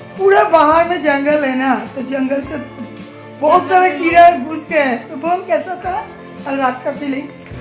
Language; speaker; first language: Hindi; non-native, local second language; Bangla